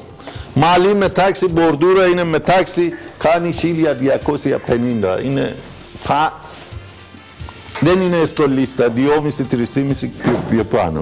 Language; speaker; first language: Greek; non-native, learner; Persian